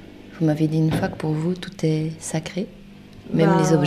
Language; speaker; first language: French; native; French